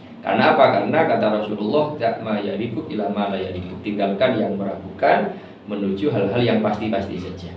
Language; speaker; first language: Indonesian; non-native, local second language; Javanese